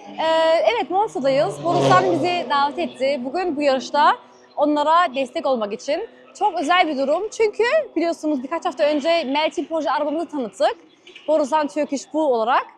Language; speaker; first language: Turkish; early bilingual, heritage; Turkish